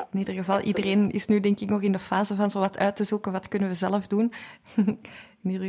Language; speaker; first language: Dutch; native; Dutch